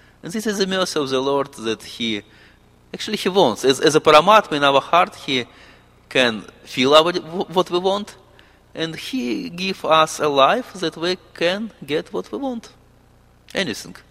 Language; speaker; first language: English; non-native, fluent; Russian